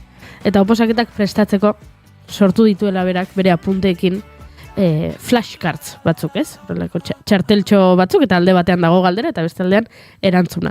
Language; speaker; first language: Basque; native; Basque